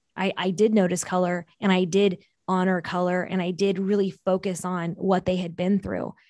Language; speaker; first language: English; early bilingual, other home language; Portuguese